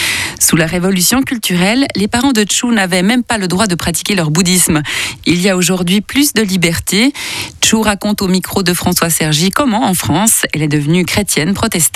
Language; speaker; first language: French; native; French